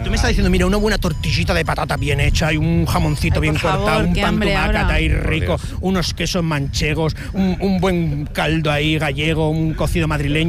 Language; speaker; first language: Spanish; native; Spanish